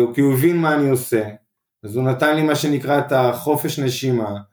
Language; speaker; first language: Hebrew; native; Hebrew